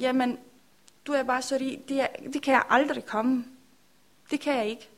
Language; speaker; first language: Danish; non-native, learner; Romanian